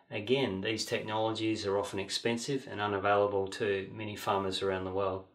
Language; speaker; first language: English; native; English